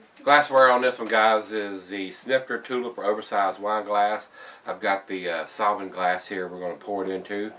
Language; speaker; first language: English; native; English